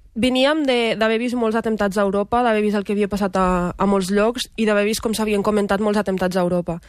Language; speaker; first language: Catalan; early bilingual, other home language; Arabic